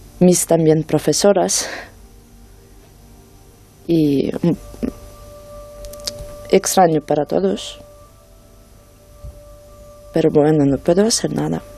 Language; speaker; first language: Spanish; non-native, learner; Ukrainian